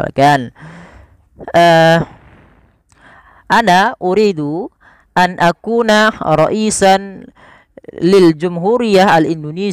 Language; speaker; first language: Arabic; non-native, fluent; Indonesian